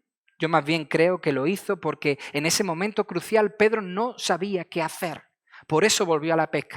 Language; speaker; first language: Spanish; native; Spanish